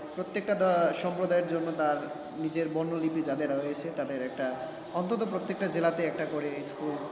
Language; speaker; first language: Bangla; non-native, local second language; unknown